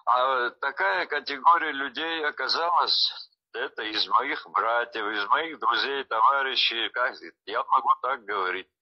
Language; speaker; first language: Russian; non-native, local second language; Abkhazian